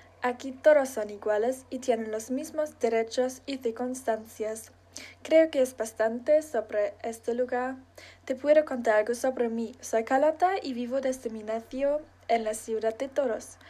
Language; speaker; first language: Spanish; non-native, learner; German